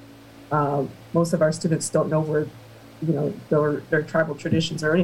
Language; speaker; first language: English; native; English